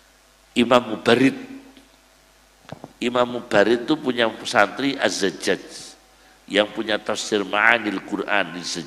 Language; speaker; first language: Indonesian; native; Indonesian